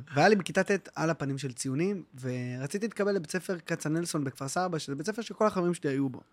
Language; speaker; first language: Hebrew; native; Hebrew